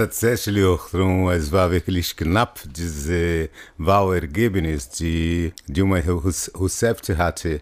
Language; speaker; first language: German; non-native, fluent; Portuguese